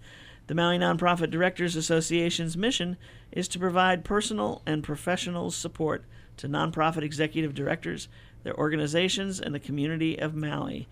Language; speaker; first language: English; native; English